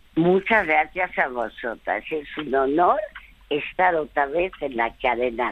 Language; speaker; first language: Spanish; early bilingual, other home language; French